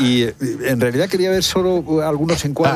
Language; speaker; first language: Spanish; native; Spanish